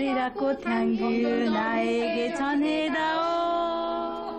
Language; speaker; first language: Korean; non-native, learner; Nepali